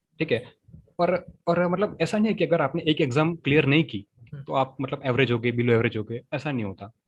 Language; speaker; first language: Hindi; non-native, local second language; Gujarati